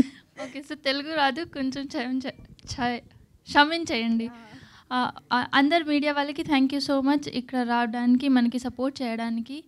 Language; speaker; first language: Telugu; non-native, learner; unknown